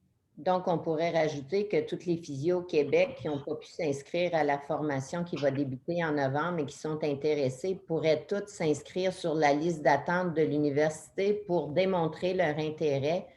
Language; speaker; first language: French; native; French